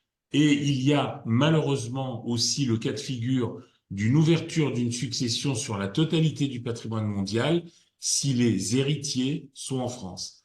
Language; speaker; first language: French; native; French